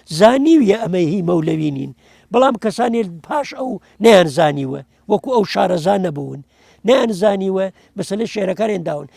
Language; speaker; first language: Central Kurdish; non-native, local second language; Gurani